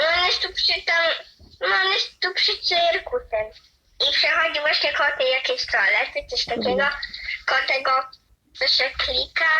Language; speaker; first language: Polish; native; Polish